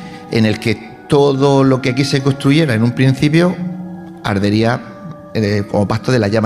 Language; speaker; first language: Spanish; native; Spanish